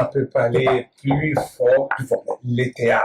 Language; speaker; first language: French; non-native, learner; Portuguese